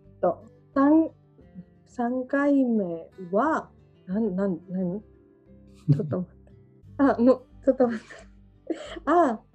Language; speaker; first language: Japanese; non-native, learner; Georgian